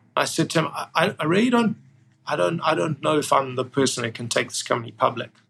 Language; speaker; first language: English; native; English